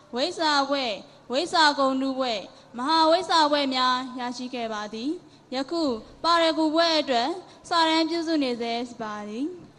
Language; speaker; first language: Burmese; native; Burmese